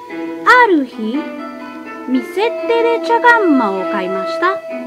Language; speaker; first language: Japanese; non-native, learner; English